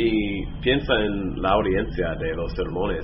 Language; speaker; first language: Spanish; non-native, fluent; English